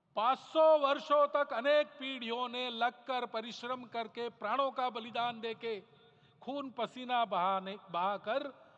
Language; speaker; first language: Hindi; non-native, local second language; Marathi